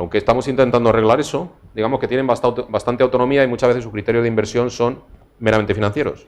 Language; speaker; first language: Spanish; native; Spanish